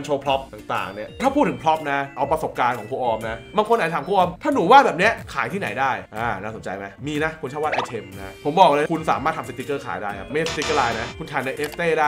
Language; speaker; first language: Thai; native; Thai